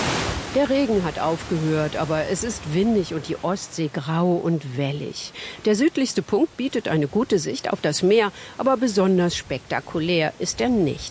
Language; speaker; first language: German; native; German